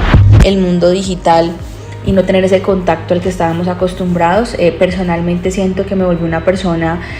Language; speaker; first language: Spanish; native; Spanish